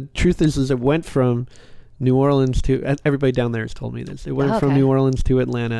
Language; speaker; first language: English; native; English